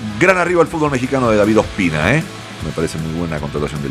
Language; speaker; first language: Spanish; native; Spanish